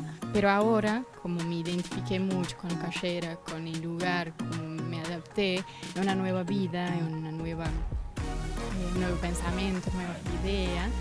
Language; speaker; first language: Spanish; non-native, fluent; Portuguese